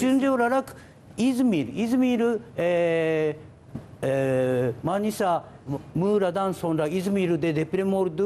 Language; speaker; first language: Turkish; non-native, learner; Japanese